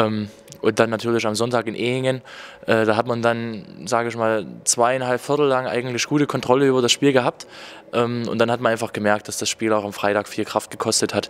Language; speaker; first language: German; native; German